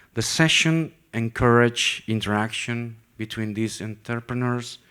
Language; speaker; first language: English; non-native, fluent; Catalan